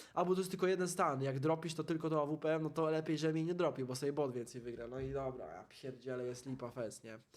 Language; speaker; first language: Polish; native; Polish